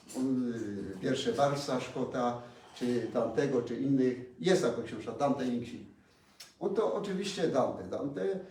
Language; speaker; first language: Polish; native; Polish